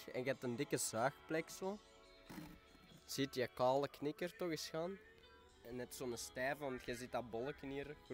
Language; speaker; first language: Dutch; native; Dutch